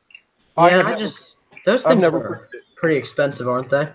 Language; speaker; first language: English; native; English